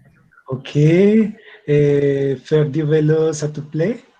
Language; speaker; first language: French; non-native, learner; Spanish